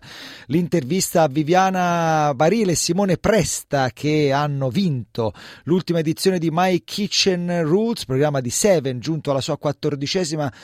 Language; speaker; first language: Italian; native; Italian